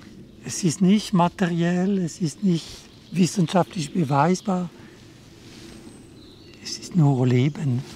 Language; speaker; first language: German; non-native, local second language; French